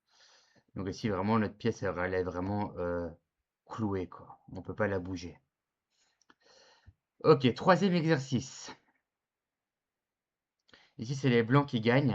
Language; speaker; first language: French; native; French